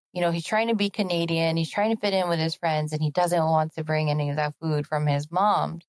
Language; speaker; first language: English; native; English